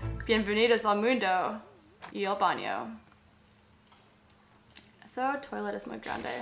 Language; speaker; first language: Spanish; non-native, learner; English